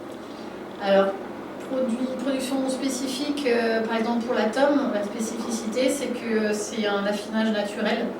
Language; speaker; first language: French; native; French